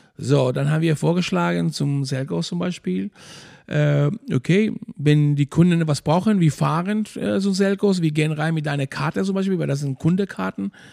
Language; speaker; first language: German; non-native, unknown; Spanish